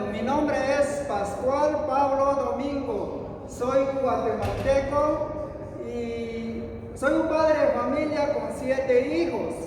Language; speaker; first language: Spanish; non-native, local second language; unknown